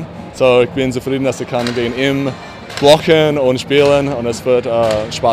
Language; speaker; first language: German; non-native, fluent; English